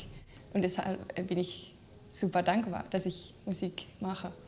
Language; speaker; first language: German; non-native, fluent; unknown